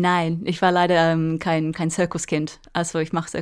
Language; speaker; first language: German; non-native, fluent; English